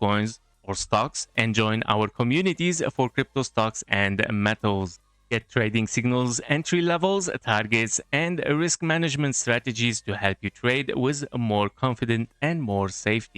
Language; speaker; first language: English; non-native, fluent; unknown